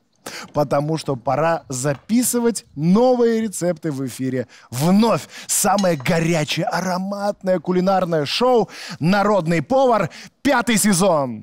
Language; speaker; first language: Russian; native; Russian